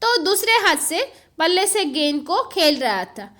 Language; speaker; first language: Hindi; non-native, local second language; Gujarati